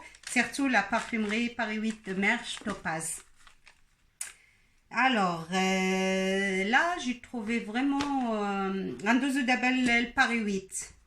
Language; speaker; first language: French; non-native, local second language; Arabic